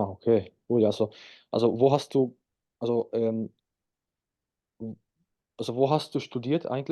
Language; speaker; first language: German; non-native, fluent; Spanish